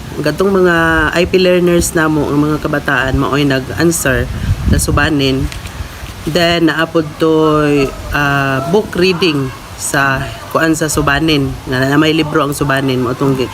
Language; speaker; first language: Cebuano; non-native, local second language; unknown